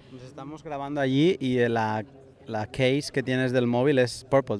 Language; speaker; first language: Spanish; native; Spanish